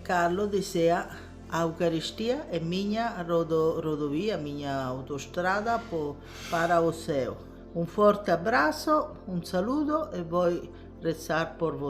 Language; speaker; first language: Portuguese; non-native, learner; Italian